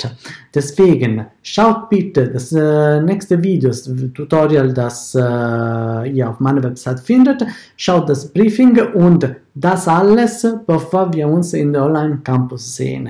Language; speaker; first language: German; non-native, fluent; Italian